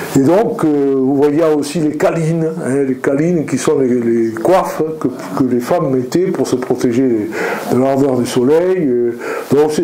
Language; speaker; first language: French; native; French